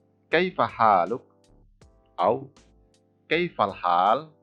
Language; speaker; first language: Arabic; non-native, fluent; Indonesian